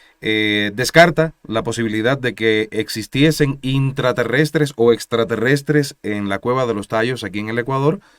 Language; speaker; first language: Spanish; native; Spanish